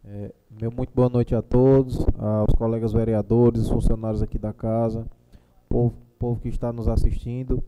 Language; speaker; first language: Portuguese; native; Portuguese